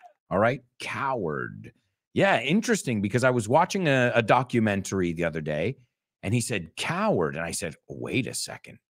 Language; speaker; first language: English; native; English